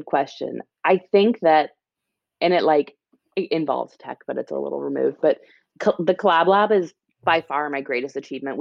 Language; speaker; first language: English; native; English